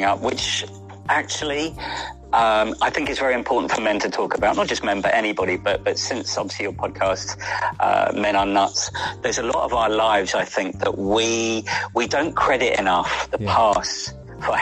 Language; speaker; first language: English; native; English